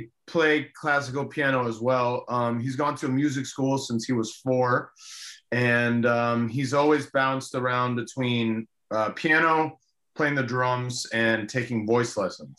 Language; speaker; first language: English; early bilingual, other home language; Spanish